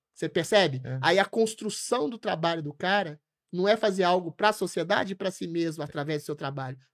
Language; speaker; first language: Portuguese; native; Portuguese